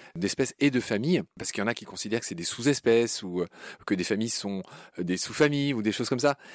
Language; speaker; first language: French; native; French